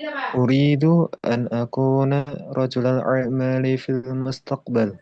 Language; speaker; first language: Arabic; non-native, learner; Indonesian